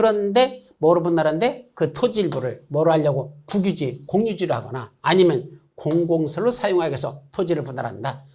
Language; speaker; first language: Korean; native; Korean